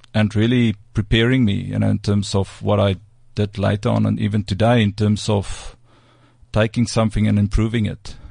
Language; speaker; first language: English; non-native, local second language; Afrikaans